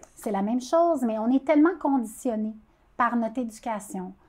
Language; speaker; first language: French; native; French